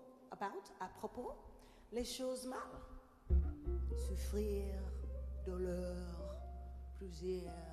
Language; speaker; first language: French; non-native, learner; English